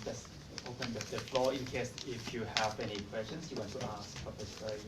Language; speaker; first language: English; non-native, fluent; Thai